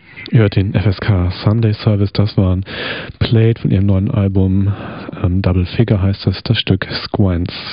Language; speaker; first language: German; native; German